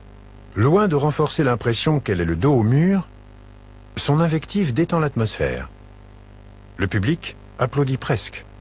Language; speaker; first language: French; native; French